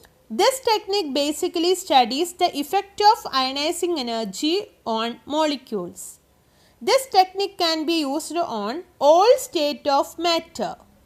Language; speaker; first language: English; non-native, local second language; Malayalam